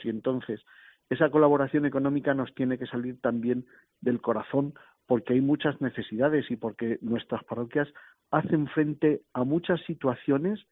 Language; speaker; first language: Spanish; native; Spanish